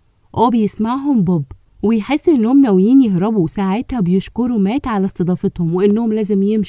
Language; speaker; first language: Arabic; native; Arabic